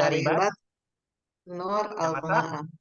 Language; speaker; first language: Arabic; non-native, learner; Indonesian